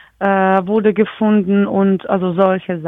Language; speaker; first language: German; non-native, learner; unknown